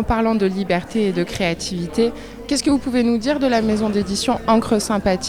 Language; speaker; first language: French; native; French